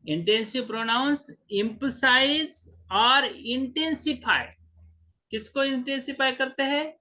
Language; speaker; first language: Hindi; non-native, local second language; Marathi